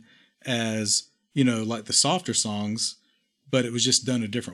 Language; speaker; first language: English; native; English